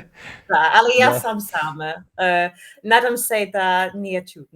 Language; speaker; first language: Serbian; non-native, learner; English